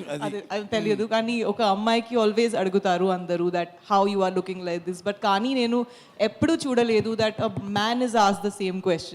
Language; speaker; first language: Telugu; non-native, fluent; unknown